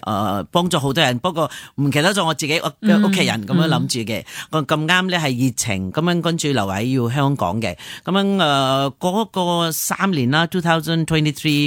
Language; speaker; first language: Cantonese; non-native, fluent; Nepali